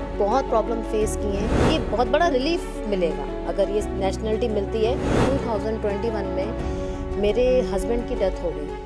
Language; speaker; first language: Urdu; non-native, local second language; Sindhi